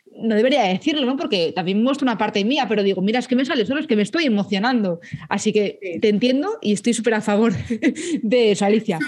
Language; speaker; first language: Spanish; native; Spanish